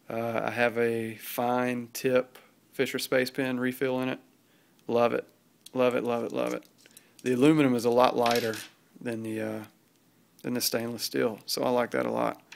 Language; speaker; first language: English; native; English